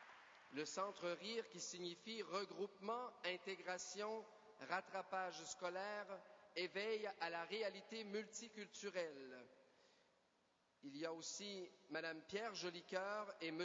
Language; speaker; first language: French; native; French